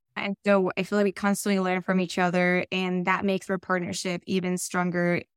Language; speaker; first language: English; non-native, fluent; Spanish